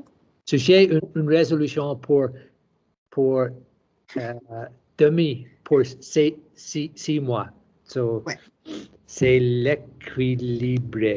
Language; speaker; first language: French; non-native, learner; English